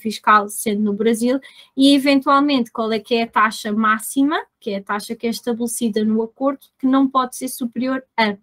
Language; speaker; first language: Portuguese; native; Portuguese